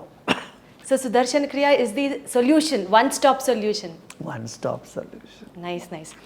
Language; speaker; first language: Telugu; native; Telugu